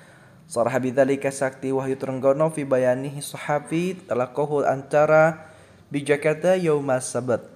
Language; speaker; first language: Arabic; non-native, fluent; Indonesian